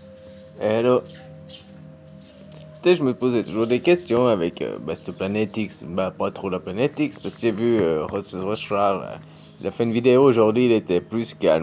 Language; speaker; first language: French; native; French